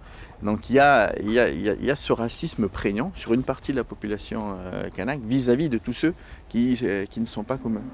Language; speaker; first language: French; native; French